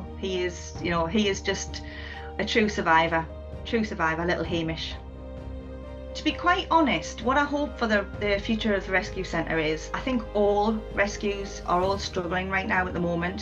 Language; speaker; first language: English; native; English